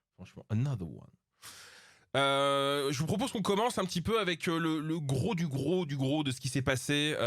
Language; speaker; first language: French; native; French